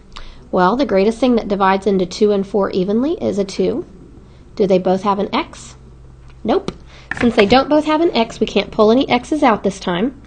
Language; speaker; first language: English; native; English